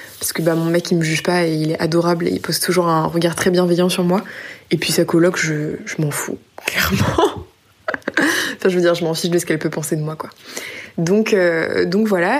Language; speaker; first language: French; native; French